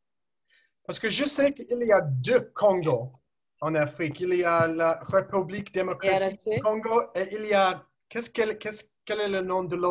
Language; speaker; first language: French; non-native, learner; English